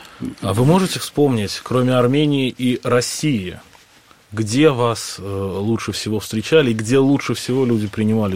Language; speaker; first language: Russian; native; Russian